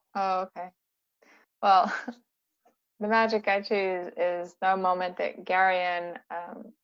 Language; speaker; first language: English; native; English